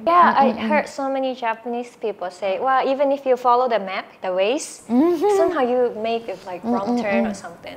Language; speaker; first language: English; non-native, fluent; Japanese